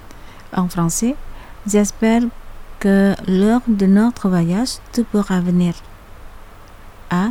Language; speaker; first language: French; non-native, fluent; Indonesian